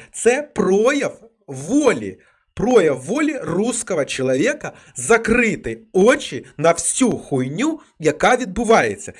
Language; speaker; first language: Ukrainian; non-native, local second language; Russian